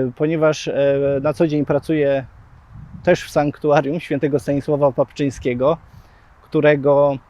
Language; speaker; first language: Polish; native; Polish